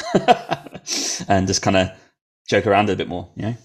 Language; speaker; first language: English; native; English